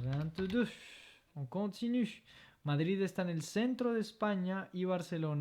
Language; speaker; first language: Spanish; non-native, fluent; French